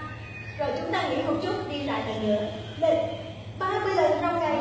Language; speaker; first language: Vietnamese; native; Vietnamese